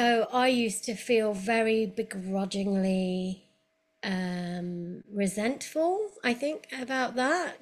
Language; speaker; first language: English; native; English